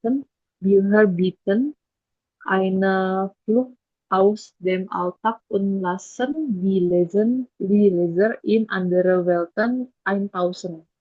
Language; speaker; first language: German; non-native, learner; Indonesian